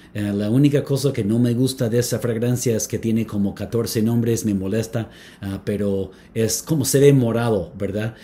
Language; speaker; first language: Spanish; non-native, fluent; English